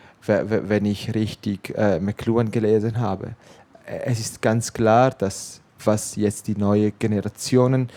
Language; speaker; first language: German; non-native, fluent; Italian